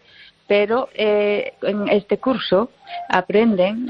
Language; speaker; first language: Spanish; non-native, fluent; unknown